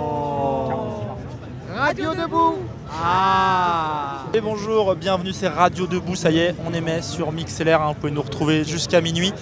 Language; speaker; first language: French; native; French